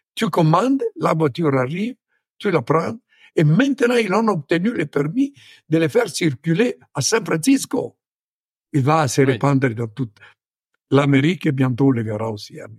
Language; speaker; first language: French; non-native, fluent; Italian